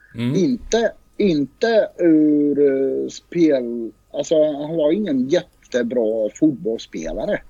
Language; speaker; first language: Swedish; early bilingual, other home language; Bosnian